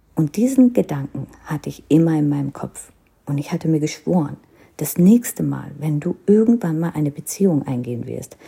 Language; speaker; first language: German; non-native, fluent; Hindi